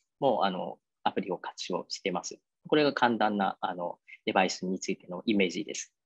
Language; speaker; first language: Japanese; non-native, fluent; Vietnamese